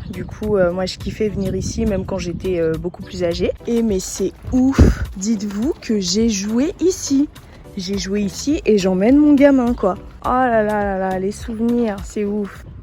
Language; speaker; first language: French; early bilingual, other home language; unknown